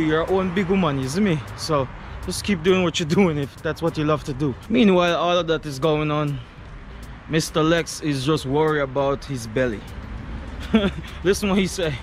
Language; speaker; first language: English; native; English